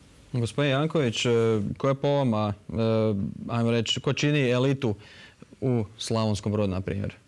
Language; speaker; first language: Croatian; native; Croatian